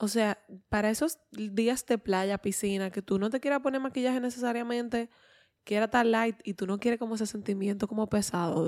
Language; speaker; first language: Spanish; native; Spanish